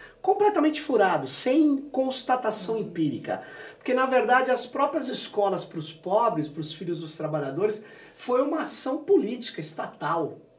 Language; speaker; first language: Portuguese; native; Portuguese